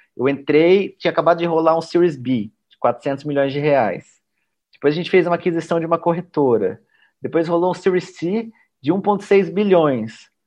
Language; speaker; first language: Portuguese; native; Portuguese